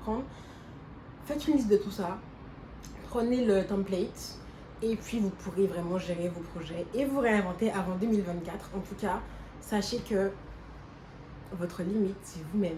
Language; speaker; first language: French; native; French